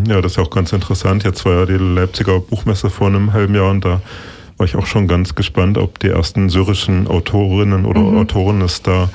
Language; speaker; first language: German; native; German